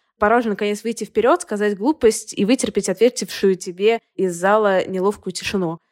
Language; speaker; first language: Russian; native; Russian